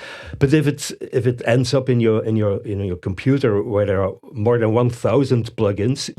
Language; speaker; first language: English; non-native, fluent; Dutch